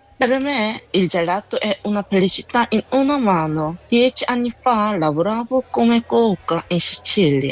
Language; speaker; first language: Italian; non-native, learner; Korean